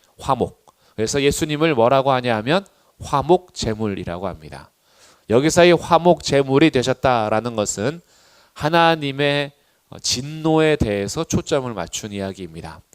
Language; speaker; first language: Korean; native; Korean